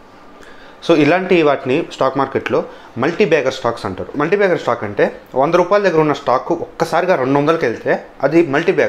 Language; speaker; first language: Telugu; native; Telugu